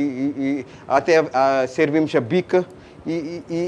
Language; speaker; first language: Portuguese; non-native, fluent; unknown